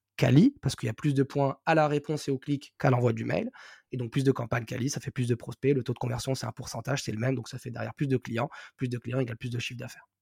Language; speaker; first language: French; non-native, local second language; Arabic